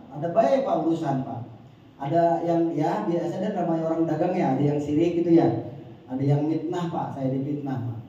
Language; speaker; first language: Indonesian; native; Indonesian